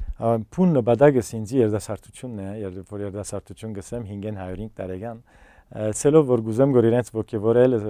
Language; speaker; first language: Armenian; early bilingual, heritage; Armenian